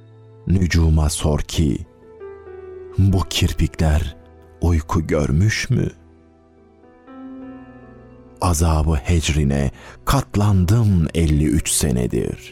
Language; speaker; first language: Turkish; native; Turkish